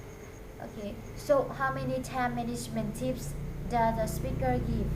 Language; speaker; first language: English; non-native, fluent; Vietnamese